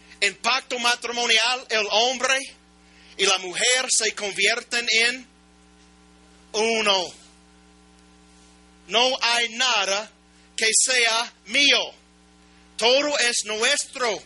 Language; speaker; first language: Spanish; non-native, learner; English